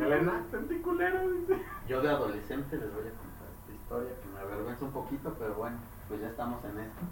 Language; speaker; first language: Spanish; native; Spanish